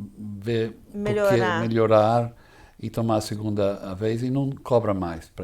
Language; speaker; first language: Portuguese; non-native, fluent; English